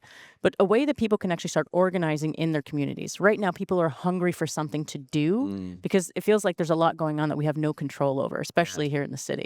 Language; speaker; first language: English; native; English